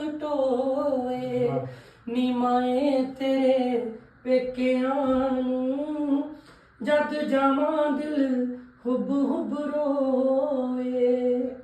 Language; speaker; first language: Punjabi; native; Punjabi